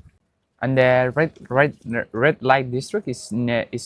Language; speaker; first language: English; non-native, learner; Spanish